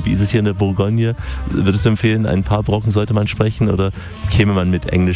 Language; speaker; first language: German; native; German